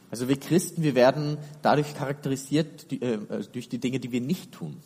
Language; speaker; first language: German; native; German